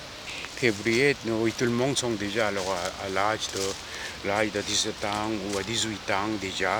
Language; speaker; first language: French; non-native, fluent; Korean